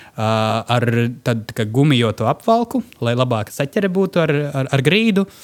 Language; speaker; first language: Latvian; non-native, local second language; Russian